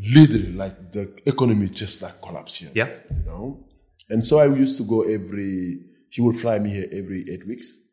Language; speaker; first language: English; non-native, fluent; Wolof